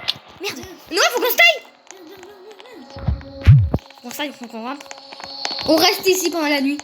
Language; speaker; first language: French; native; French